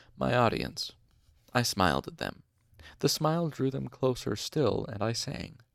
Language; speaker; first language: English; native; English